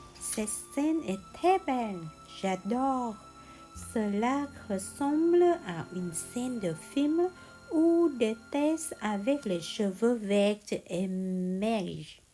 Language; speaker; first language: French; non-native, learner; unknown